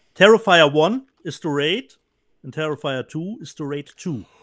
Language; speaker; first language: English; non-native, fluent; German